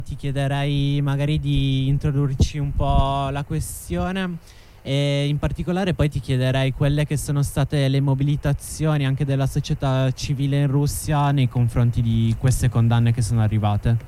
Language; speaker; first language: Italian; native; Italian